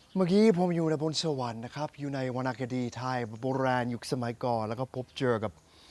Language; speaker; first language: Thai; non-native, fluent; English